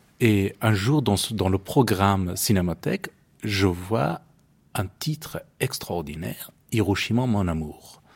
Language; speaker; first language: French; non-native, fluent; Persian